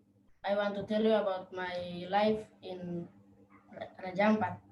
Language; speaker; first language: English; non-native, learner; Indonesian